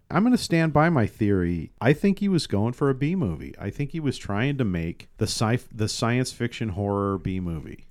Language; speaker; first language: English; native; English